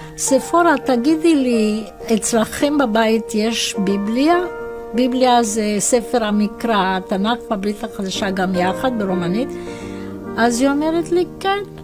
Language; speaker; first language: Hebrew; non-native, fluent; Romanian